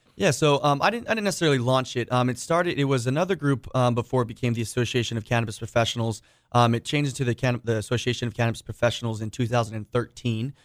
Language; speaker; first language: English; native; English